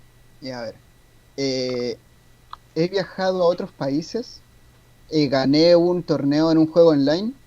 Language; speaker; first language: Spanish; native; Spanish